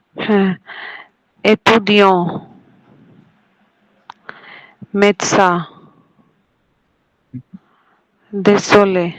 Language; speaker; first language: French; non-native, learner; Bangla